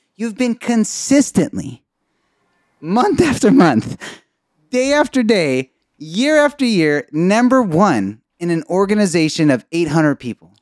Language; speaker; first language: English; native; English